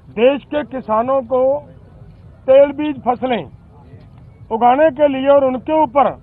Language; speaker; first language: Hindi; non-native, local second language; Punjabi